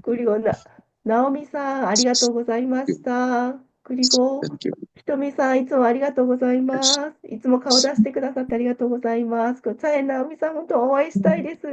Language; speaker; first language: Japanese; non-native, fluent; Korean